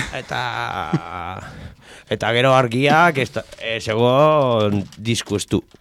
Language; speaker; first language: Basque; non-native, local second language; Spanish